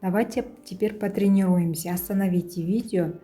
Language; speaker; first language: Russian; non-native, local second language; Kazakh